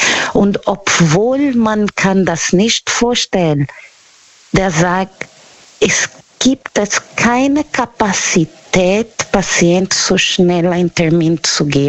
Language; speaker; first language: German; non-native, fluent; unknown